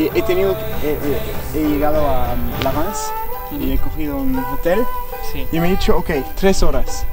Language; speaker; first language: Spanish; non-native, fluent; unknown